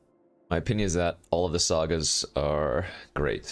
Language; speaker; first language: English; native; English